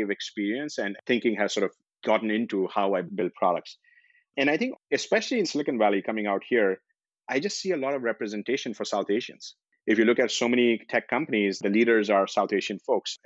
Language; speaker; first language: English; non-native, local second language; Hindi